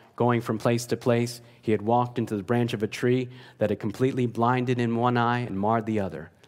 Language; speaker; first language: English; native; English